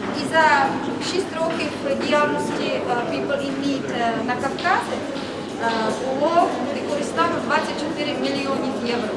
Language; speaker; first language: Ukrainian; non-native, fluent; Czech